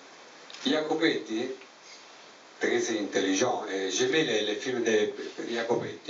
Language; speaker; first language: French; non-native, learner; Italian